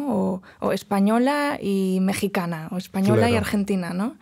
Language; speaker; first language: Spanish; non-native, local second language; Galician